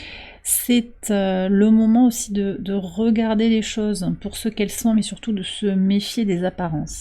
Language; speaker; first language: French; native; French